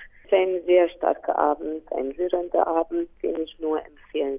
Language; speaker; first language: German; non-native, local second language; Romanian